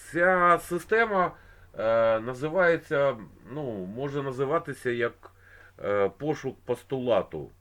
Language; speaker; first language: Ukrainian; non-native, local second language; Russian